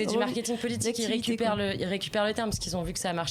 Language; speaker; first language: French; native; French